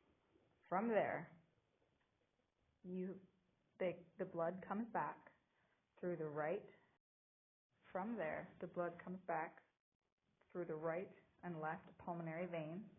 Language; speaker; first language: English; native; English